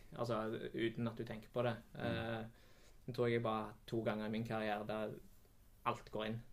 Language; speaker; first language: Norwegian; native; Norwegian